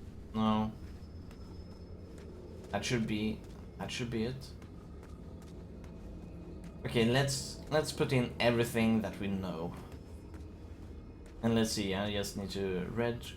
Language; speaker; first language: English; non-native, fluent; Chinese